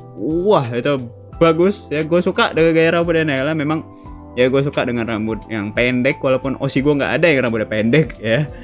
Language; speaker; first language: Indonesian; native; Indonesian